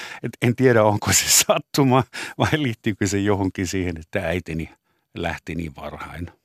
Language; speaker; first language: Finnish; non-native, fluent; German